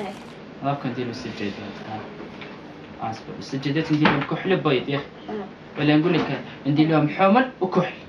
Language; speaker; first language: Arabic; native; Arabic